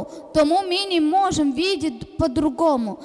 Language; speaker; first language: Ukrainian; non-native, learner; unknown